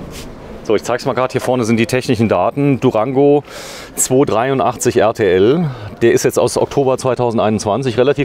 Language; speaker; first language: German; native; German